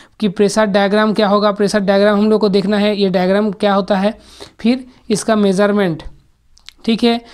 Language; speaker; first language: Hindi; non-native, local second language; Bangla